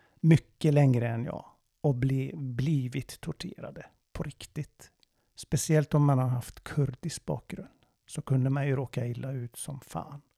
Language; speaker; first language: Swedish; non-native, fluent; Persian